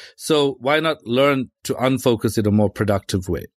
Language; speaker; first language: English; native; English